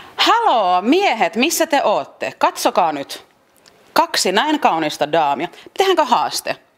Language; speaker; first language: Finnish; early bilingual, other home language; French